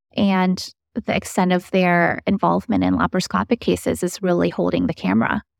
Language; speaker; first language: English; early bilingual, other home language; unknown